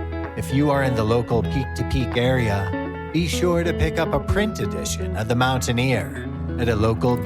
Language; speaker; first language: English; native; English